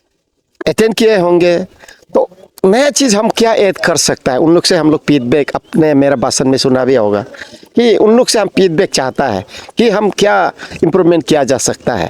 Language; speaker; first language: Hindi; non-native, local second language; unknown